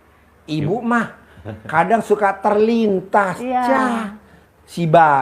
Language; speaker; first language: Indonesian; native; Indonesian